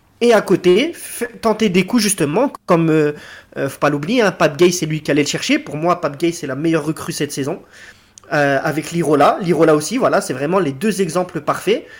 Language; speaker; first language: French; native; French